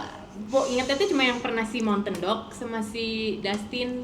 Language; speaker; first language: Indonesian; native; Indonesian